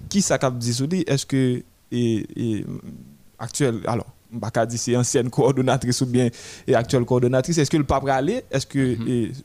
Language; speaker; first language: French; non-native, local second language; Haitian Creole